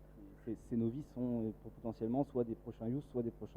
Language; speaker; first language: French; native; French